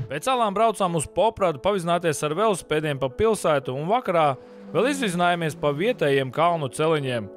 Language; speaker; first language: Latvian; native; Latvian